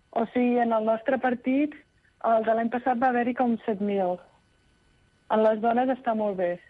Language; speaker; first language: Catalan; native; Catalan